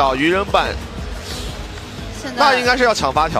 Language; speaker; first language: Chinese; native; Chinese